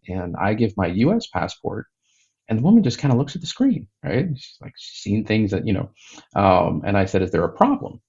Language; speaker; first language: English; native; English